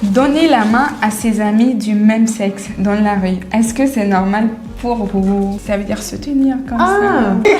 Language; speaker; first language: French; non-native, fluent; Arabic